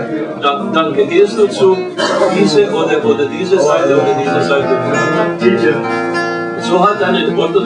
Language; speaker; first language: German; non-native, learner; Croatian